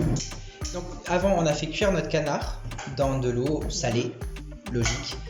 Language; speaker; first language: French; early bilingual, other home language; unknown